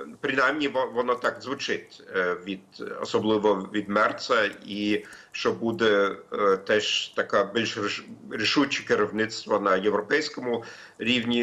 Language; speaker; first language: Ukrainian; non-native, fluent; German